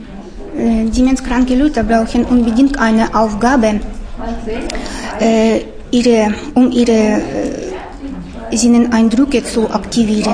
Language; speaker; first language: German; non-native, fluent; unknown